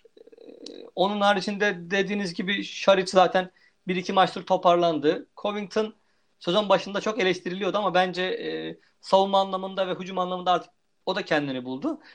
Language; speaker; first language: Turkish; native; Turkish